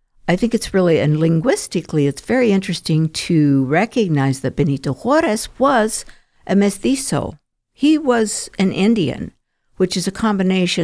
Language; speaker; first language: English; native; English